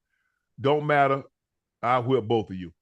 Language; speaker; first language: English; native; English